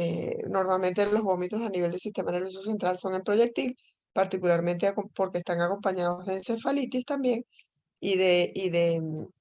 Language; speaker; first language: Spanish; native; Spanish